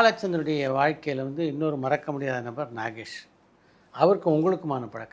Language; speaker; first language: Tamil; native; Tamil